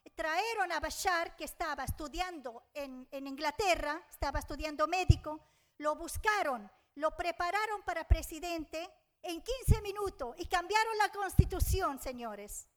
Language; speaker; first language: Spanish; non-native, fluent; Arabic